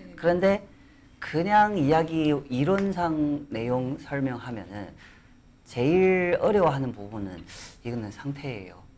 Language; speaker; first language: Korean; non-native, fluent; Chinese